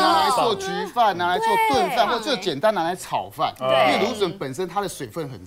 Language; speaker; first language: Chinese; native; Chinese